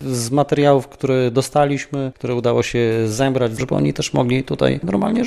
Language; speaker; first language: Polish; native; Polish